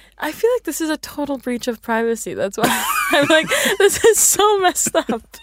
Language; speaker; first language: English; early bilingual, other home language; Swedish